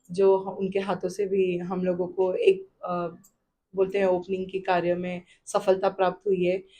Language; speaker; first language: Hindi; non-native, local second language; Gujarati